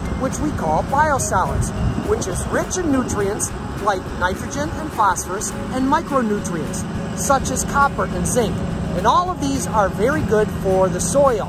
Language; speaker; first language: English; native; English